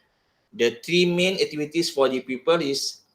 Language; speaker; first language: English; non-native, local second language; Malay